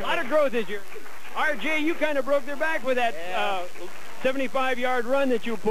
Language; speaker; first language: English; native; English